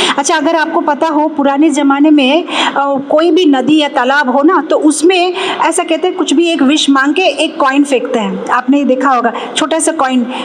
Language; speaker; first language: Hindi; non-native, local second language; Telugu